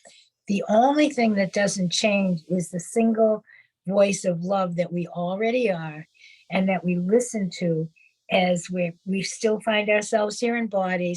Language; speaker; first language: English; native; English